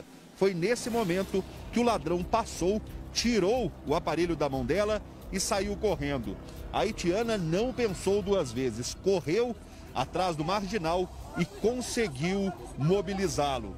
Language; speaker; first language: Portuguese; native; Portuguese